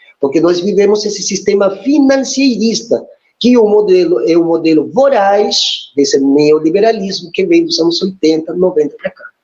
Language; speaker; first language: Portuguese; non-native, fluent; Spanish